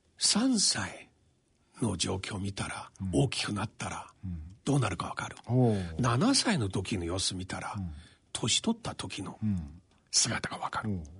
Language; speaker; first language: Japanese; non-native, fluent; Chinese